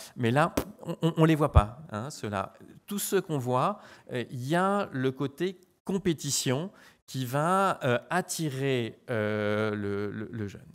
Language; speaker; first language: French; native; French